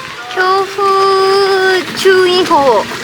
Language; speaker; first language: Japanese; native; Japanese